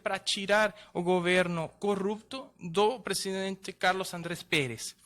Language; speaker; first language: Portuguese; non-native, fluent; Spanish